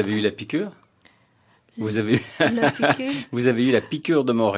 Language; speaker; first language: French; native; French